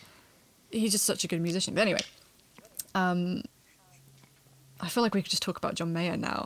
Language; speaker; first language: English; native; English